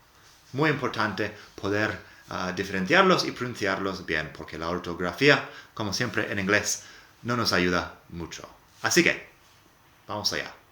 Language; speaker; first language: Spanish; non-native, fluent; English